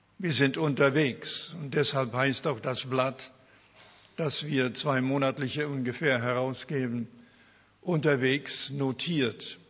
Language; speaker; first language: German; early bilingual, heritage; German